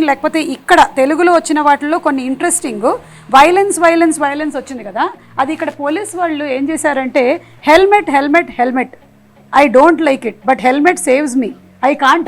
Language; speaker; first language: Telugu; native; Telugu